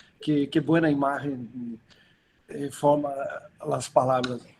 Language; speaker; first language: Spanish; non-native, learner; Portuguese